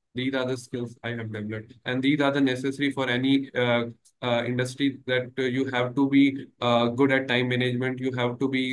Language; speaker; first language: English; non-native, local second language; Hindi